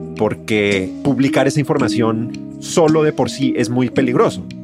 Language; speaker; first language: Spanish; native; Spanish